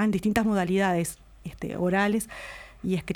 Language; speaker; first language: Spanish; native; Spanish